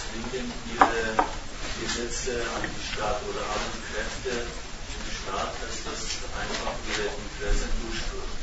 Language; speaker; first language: German; non-native, learner; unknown